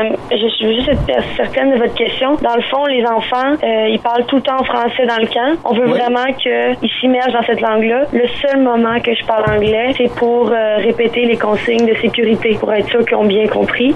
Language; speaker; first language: French; native; French